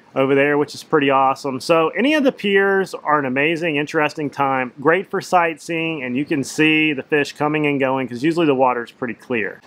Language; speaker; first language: English; native; English